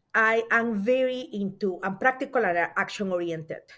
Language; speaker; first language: English; non-native, fluent; Spanish